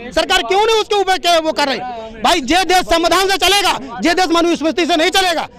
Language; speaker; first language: Hindi; native; Hindi